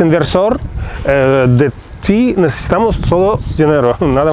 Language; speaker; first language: Spanish; non-native, fluent; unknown